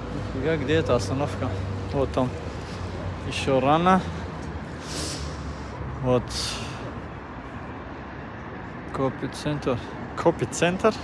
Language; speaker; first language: Russian; non-native, fluent; Tajik